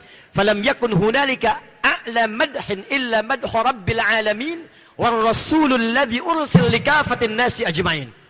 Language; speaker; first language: Arabic; non-native, fluent; Indonesian